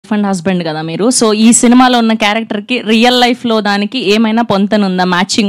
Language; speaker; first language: Telugu; native; Telugu